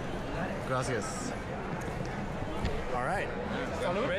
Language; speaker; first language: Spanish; non-native, learner; English